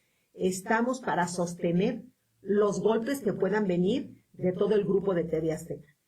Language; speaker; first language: Spanish; native; Spanish